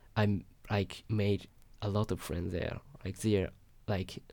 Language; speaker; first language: English; non-native, learner; Japanese